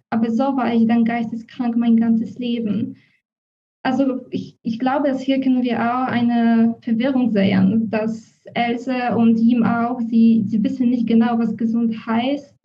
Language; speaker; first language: German; non-native, fluent; Polish